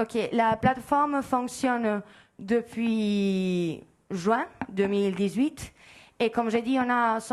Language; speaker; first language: French; non-native, fluent; Spanish